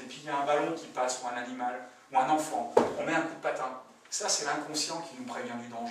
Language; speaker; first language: French; native; French